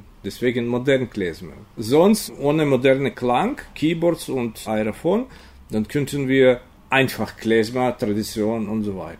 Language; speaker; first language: German; non-native, learner; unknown